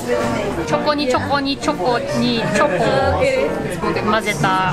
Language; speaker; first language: Japanese; non-native, fluent; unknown